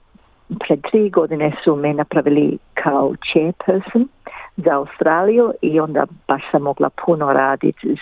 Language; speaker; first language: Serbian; early bilingual, heritage; English